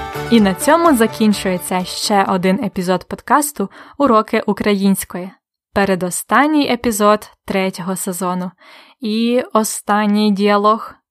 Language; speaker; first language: Ukrainian; native; Ukrainian